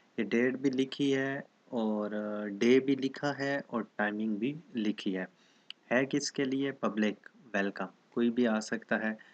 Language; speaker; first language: Urdu; non-native, local second language; Saraiki